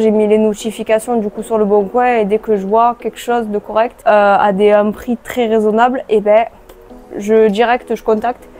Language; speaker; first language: French; native; French